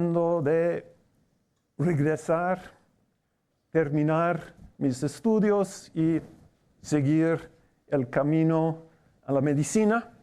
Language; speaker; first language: Spanish; non-native, fluent; English